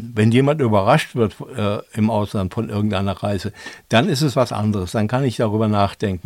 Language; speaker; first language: German; native; German